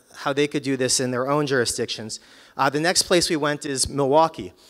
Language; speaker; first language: English; native; English